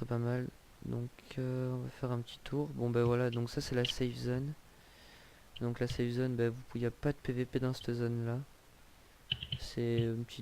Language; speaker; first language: French; native; French